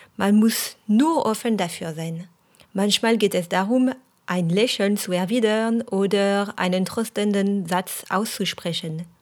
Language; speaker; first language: German; non-native, fluent; French